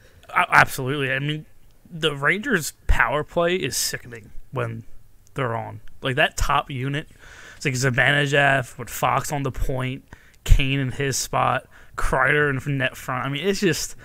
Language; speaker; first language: English; native; English